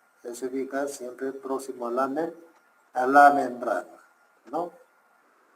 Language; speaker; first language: Spanish; native; Spanish